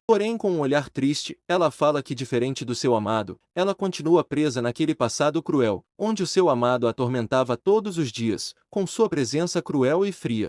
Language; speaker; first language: Portuguese; native; Portuguese